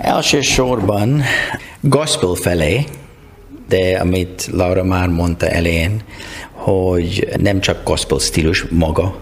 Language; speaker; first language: Hungarian; non-native, learner; English